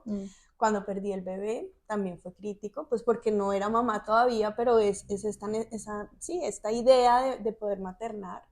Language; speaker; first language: Spanish; native; Spanish